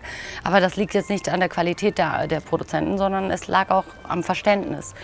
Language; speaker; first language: German; native; German